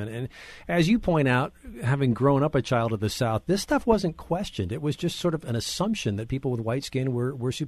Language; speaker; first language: English; native; English